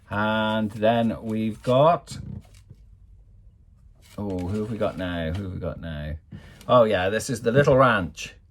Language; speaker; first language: English; native; English